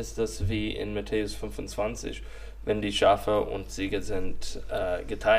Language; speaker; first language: German; non-native, fluent; English